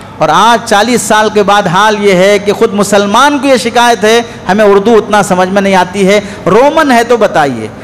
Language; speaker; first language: Urdu; native; Urdu